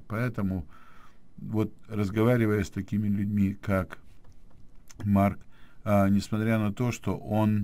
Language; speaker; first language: Russian; native; Russian